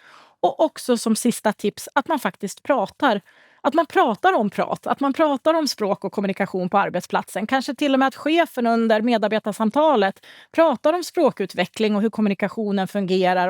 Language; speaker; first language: Swedish; native; Swedish